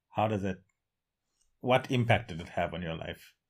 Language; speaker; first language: English; native; English